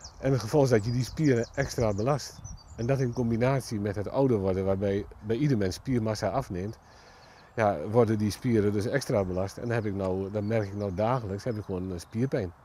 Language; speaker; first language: Dutch; native; Dutch